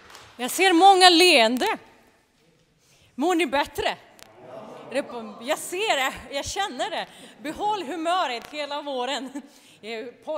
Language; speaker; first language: Swedish; non-native, fluent; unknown